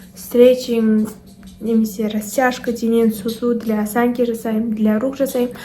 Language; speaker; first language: Russian; non-native, local second language; Kazakh